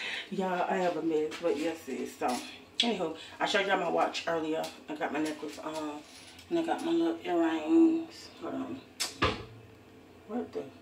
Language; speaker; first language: English; native; English